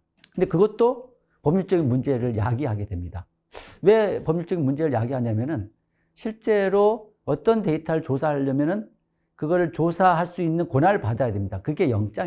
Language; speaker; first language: Korean; native; Korean